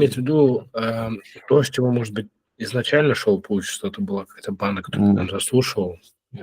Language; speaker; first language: Russian; native; Russian